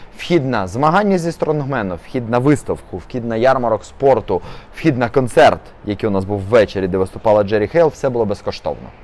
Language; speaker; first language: Ukrainian; native; Ukrainian